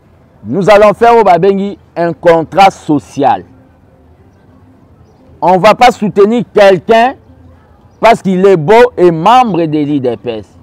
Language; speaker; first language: French; non-native, local second language; Lingala